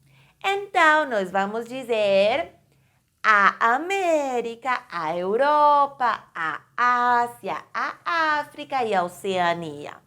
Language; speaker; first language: Portuguese; non-native, fluent; Spanish